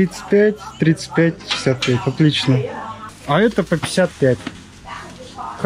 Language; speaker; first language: Russian; native; Russian